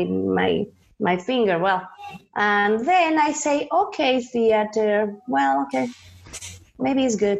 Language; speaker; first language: English; non-native, learner; Spanish